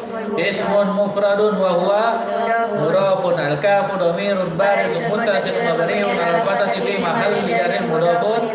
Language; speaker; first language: Arabic; non-native, fluent; Indonesian